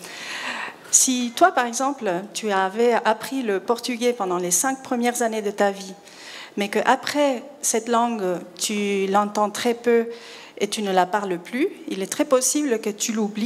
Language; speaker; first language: French; non-native, fluent; Spanish